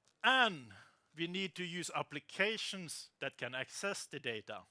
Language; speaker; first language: English; non-native, fluent; Norwegian